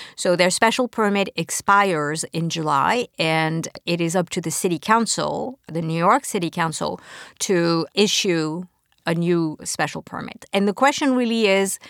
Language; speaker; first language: English; non-native, fluent; French